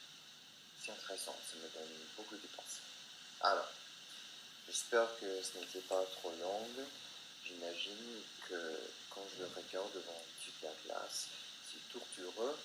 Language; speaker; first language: French; non-native, learner; English